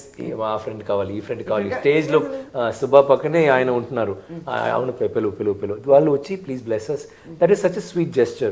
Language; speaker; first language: Telugu; non-native, learner; Tamil